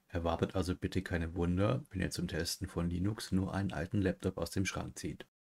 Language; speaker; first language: German; native; German